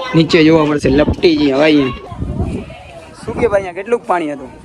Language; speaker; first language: Gujarati; native; Gujarati